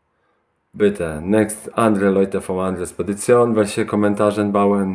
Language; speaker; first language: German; non-native, learner; Polish